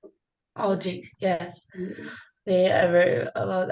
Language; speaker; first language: English; non-native, learner; Portuguese